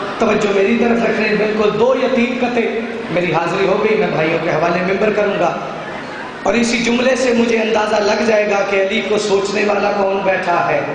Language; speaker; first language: Urdu; non-native, local second language; Punjabi